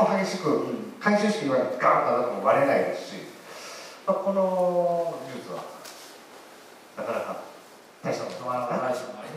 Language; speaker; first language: Japanese; native; Japanese